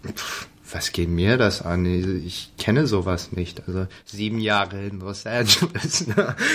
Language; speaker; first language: German; non-native, fluent; English